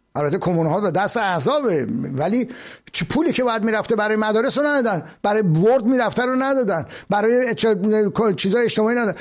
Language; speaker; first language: Persian; native; Persian